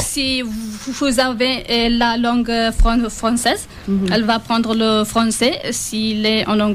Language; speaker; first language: French; non-native, fluent; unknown